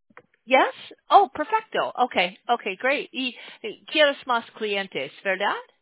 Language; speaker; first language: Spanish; non-native, learner; English